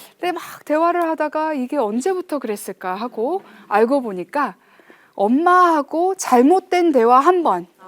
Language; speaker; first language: Korean; early bilingual, heritage; Korean